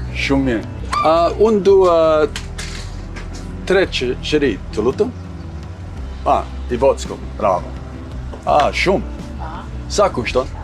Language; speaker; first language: Albanian; non-native, learner; English